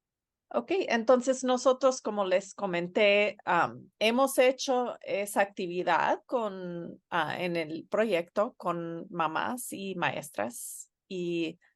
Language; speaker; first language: Spanish; non-native, fluent; English